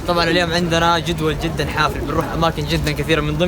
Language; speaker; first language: Arabic; native; Arabic